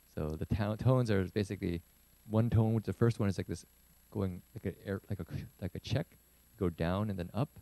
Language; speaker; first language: English; early bilingual, other home language; Chinese